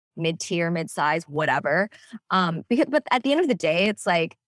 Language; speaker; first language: English; non-native, local second language; Cantonese